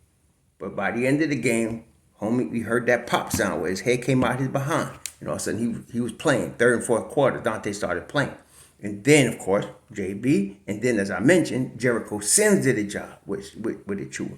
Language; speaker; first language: English; native; English